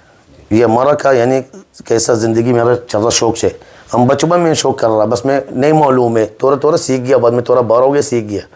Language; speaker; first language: Hindi; non-native, learner; Arabic